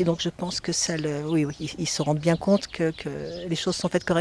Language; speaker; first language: French; native; French